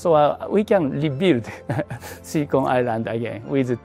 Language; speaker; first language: English; non-native, learner; Japanese